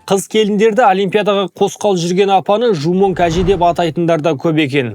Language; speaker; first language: Kazakh; native; Kazakh